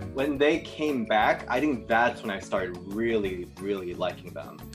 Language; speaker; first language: English; non-native, fluent; Korean